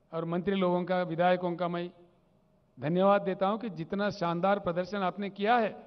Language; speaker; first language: Hindi; non-native, local second language; Telugu